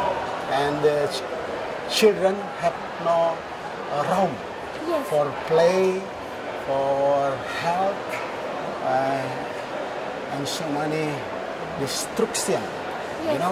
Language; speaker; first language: English; non-native, learner; Indonesian